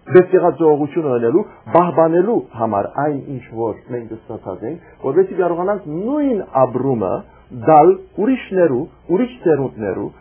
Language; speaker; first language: Armenian; early bilingual, heritage; Armenian